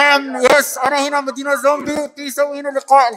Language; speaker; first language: Arabic; non-native, learner; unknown